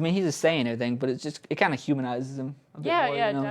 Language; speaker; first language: English; native; English